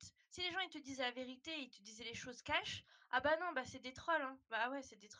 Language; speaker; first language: French; native; French